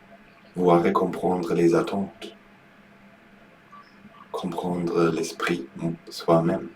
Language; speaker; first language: French; non-native, learner; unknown